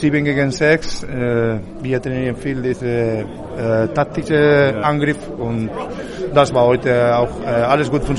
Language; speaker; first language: German; non-native, learner; Spanish